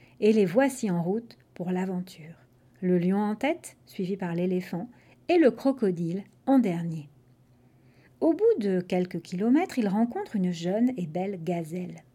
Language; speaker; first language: French; non-native, fluent; English